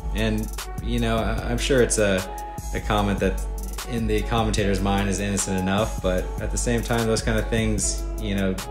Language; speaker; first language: English; native; English